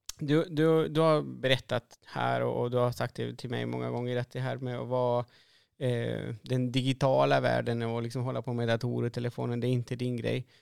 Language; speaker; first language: Swedish; non-native, fluent; Spanish